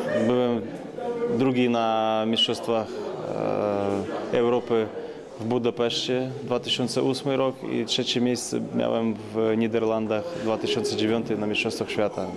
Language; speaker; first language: Polish; non-native, learner; Ukrainian